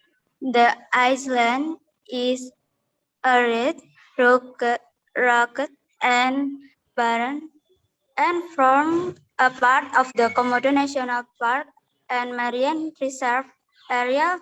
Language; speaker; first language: English; non-native, learner; Indonesian